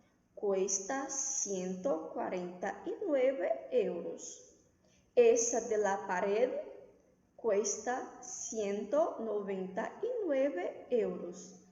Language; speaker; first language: Spanish; non-native, fluent; Portuguese